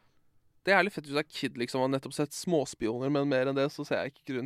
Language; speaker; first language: Norwegian; native; Norwegian